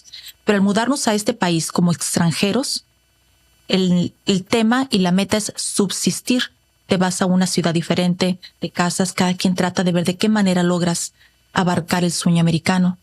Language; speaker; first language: Spanish; native; Spanish